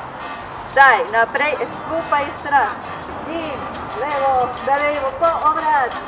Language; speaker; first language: Slovenian; non-native, learner; Spanish